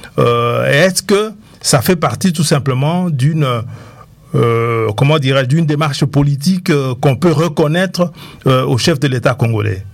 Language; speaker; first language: French; non-native, local second language; Lingala